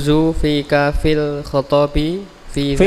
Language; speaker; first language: Arabic; non-native, learner; Indonesian